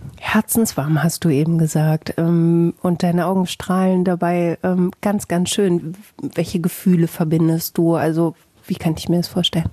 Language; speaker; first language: German; native; German